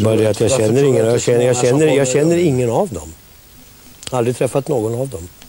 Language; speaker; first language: Swedish; native; Swedish